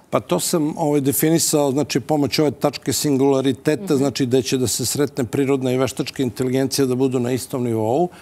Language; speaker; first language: Bosnian; native; Bosnian